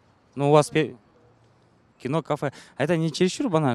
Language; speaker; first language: Russian; non-native, local second language; Kyrgyz